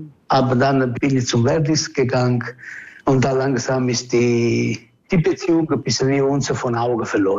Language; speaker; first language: German; non-native, fluent; Italian